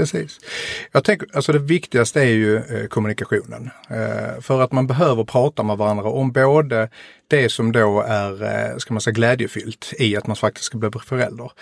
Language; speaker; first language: Swedish; native; Swedish